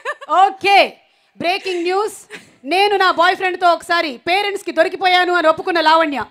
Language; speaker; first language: Telugu; native; Telugu